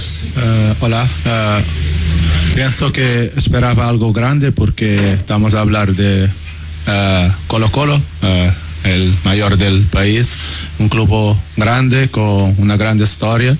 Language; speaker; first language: Spanish; non-native, learner; Portuguese